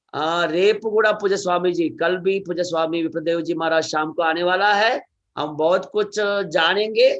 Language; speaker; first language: Hindi; non-native, local second language; Telugu